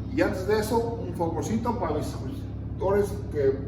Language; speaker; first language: Spanish; early bilingual, other home language; English